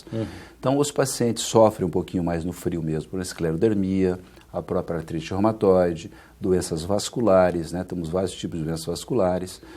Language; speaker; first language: Portuguese; native; Portuguese